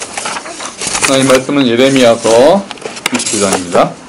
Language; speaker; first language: Korean; native; Korean